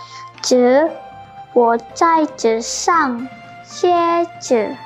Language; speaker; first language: Chinese; non-native, learner; Indonesian